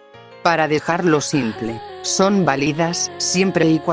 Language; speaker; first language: Spanish; native; Spanish